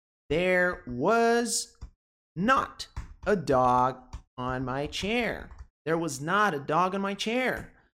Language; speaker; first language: English; non-native, fluent; Portuguese